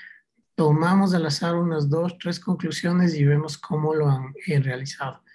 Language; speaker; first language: Spanish; native; Spanish